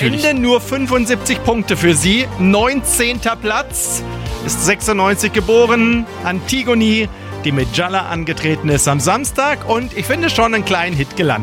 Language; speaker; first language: German; native; German